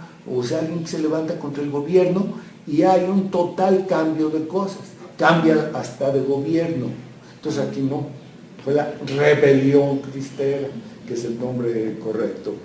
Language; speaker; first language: Spanish; native; Spanish